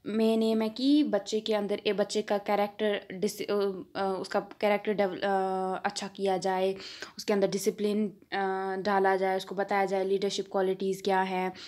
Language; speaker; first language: Hindi; non-native, local second language; Kashmiri